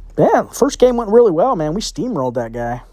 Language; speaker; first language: English; native; English